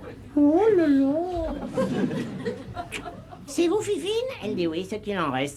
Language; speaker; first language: French; native; French